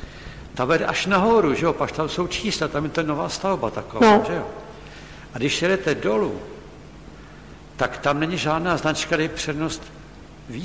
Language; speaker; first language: Czech; native; Czech